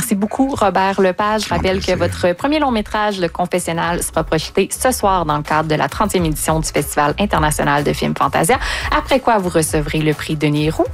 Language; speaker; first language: French; native; French